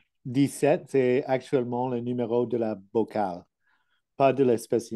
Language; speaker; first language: French; non-native, learner; English